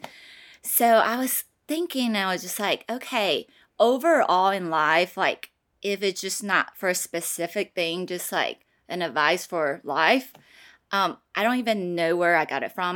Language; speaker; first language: English; non-native, fluent; Chinese